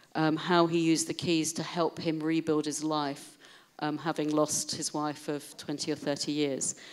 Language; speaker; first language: English; native; English